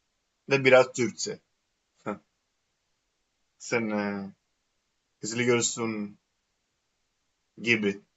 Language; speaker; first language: Turkish; non-native, learner; Greek